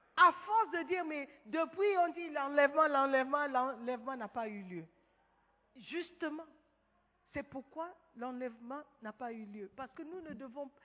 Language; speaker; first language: French; non-native, fluent; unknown